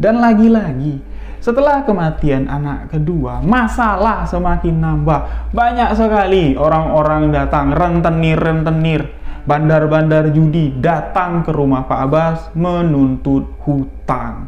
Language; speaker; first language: Indonesian; native; Indonesian